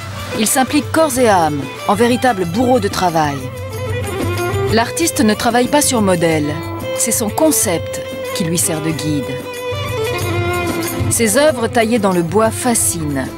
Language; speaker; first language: French; native; French